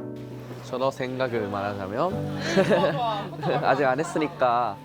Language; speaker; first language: Korean; non-native, fluent; Japanese